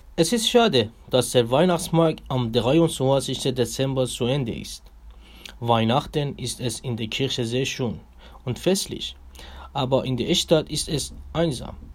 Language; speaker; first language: German; non-native, learner; Persian